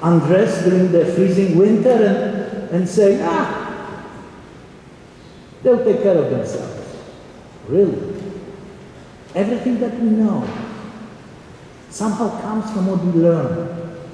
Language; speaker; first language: English; non-native, fluent; Polish